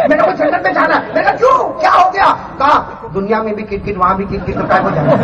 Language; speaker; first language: Urdu; native; Urdu